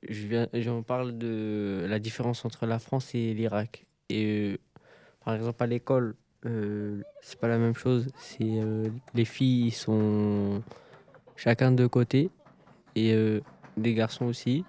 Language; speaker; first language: French; early bilingual, other home language; Arabic